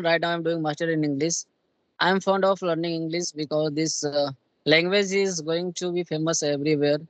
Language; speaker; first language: English; non-native, local second language; Hindi